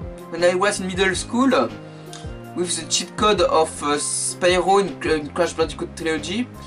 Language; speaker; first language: English; non-native, learner; French